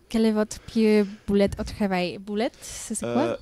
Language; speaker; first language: French; non-native, learner; Polish